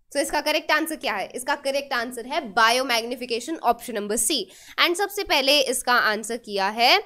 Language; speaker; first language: Hindi; native; Hindi